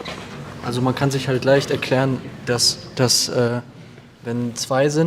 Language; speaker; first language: German; native; German